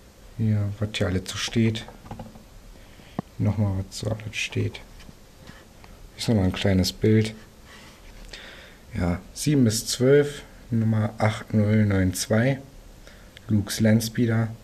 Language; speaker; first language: German; native; German